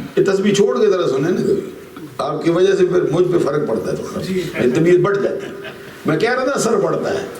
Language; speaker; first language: Urdu; non-native, local second language; Punjabi